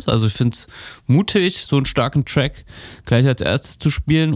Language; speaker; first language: German; native; German